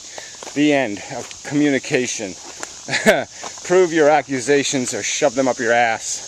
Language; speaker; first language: English; native; English